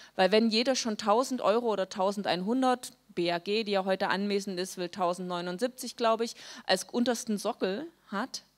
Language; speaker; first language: German; native; German